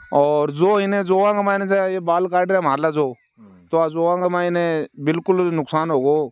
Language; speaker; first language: Hindi; native; Hindi